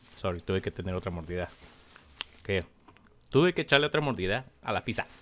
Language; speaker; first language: Spanish; early bilingual, heritage; Spanish